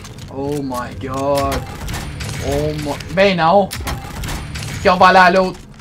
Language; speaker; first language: French; native; French